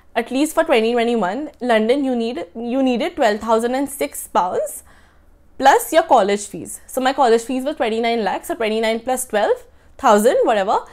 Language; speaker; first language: English; non-native, local second language; Marathi